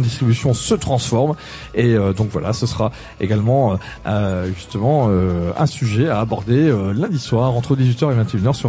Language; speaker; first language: French; native; French